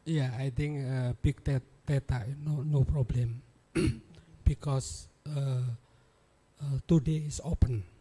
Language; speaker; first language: English; non-native, learner; Indonesian